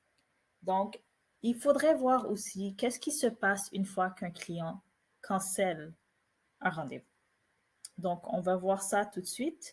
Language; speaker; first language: French; native; French